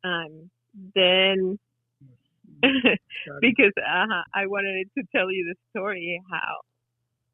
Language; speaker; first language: English; non-native, fluent; Spanish